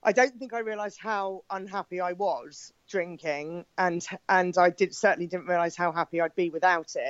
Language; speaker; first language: English; native; English